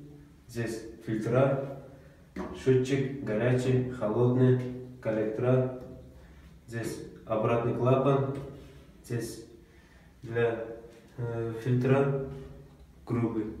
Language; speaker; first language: Russian; non-native, local second language; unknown